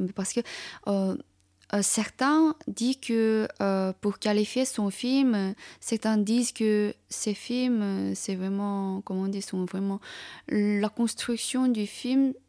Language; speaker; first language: French; non-native, fluent; Chinese